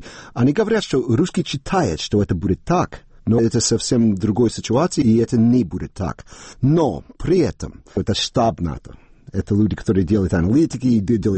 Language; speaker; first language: Russian; non-native, fluent; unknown